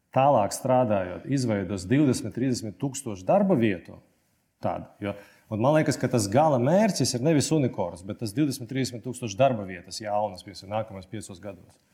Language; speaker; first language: Latvian; native; Latvian